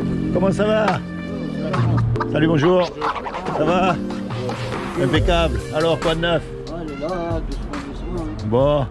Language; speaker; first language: French; native; French